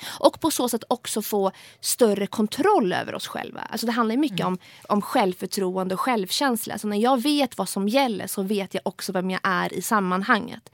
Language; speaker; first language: Swedish; early bilingual, other home language; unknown